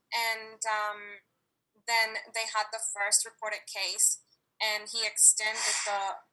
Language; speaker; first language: English; non-native, fluent; Spanish